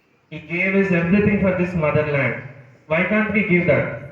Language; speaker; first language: English; non-native, local second language; Telugu